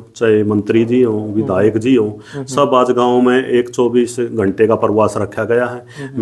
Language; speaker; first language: Hindi; native; Hindi